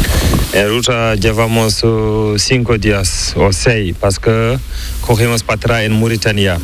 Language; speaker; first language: Spanish; non-native, learner; Fula